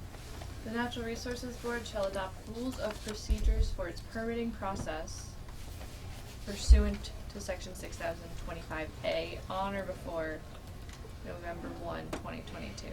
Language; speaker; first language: English; native; English